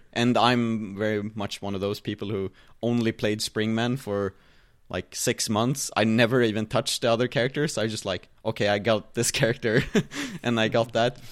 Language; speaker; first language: English; non-native, fluent; Swedish